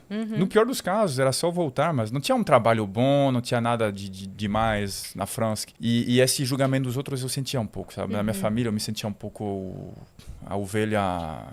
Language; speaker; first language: Portuguese; non-native, fluent; French